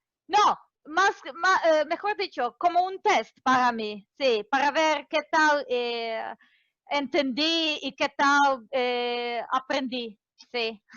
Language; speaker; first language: Spanish; non-native, fluent; Serbian